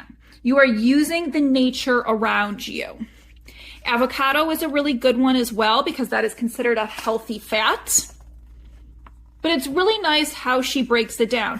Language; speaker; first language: English; native; English